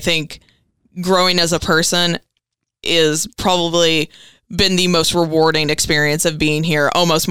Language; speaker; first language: English; native; English